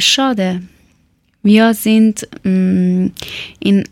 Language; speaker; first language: German; non-native, learner; Persian